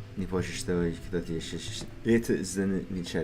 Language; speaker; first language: Russian; non-native, learner; English